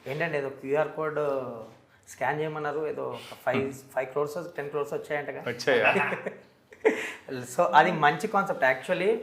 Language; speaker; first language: Telugu; native; Telugu